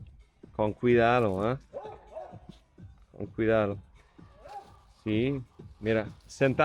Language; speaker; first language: Spanish; non-native, learner; English